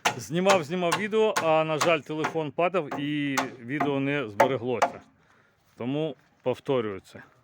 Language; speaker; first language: Ukrainian; native; Ukrainian